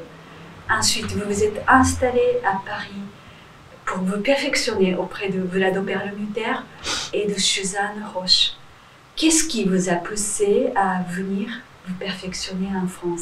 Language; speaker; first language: French; native; French